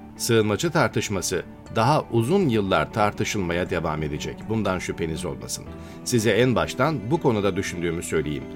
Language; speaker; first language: Turkish; native; Turkish